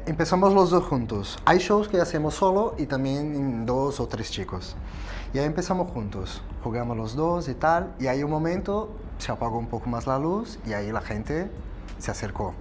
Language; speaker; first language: Spanish; non-native, fluent; Portuguese